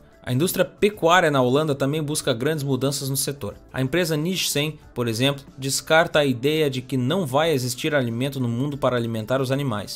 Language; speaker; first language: Portuguese; native; Portuguese